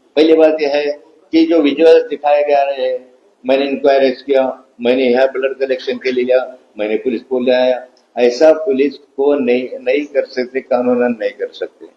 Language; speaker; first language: Hindi; non-native, local second language; Marathi